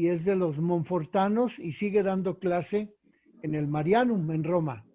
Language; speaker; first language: Spanish; native; Spanish